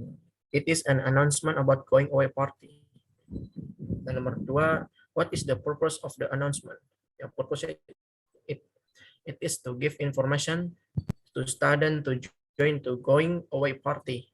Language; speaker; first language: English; non-native, learner; Indonesian